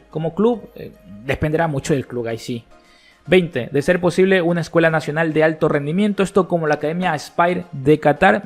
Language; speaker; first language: Spanish; native; Spanish